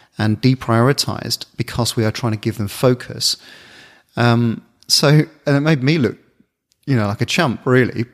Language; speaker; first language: English; native; English